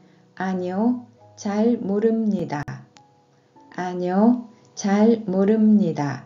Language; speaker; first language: Korean; non-native, fluent; Japanese